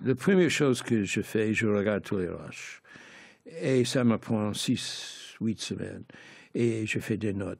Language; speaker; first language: French; non-native, fluent; English